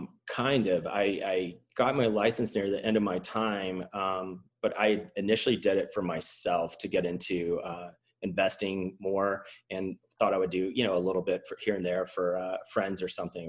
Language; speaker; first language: English; native; English